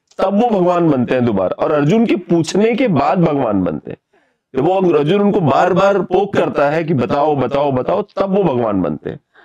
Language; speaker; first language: Hindi; native; Hindi